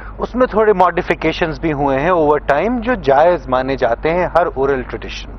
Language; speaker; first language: Urdu; native; Urdu